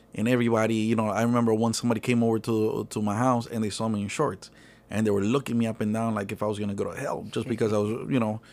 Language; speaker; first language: English; early bilingual, other home language; Spanish